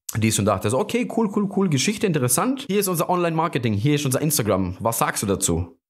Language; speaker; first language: German; non-native, fluent; Greek